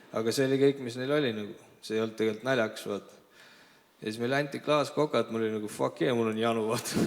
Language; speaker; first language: Estonian; early bilingual, other home language; Armenian